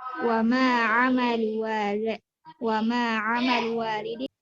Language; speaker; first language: Arabic; non-native, learner; Indonesian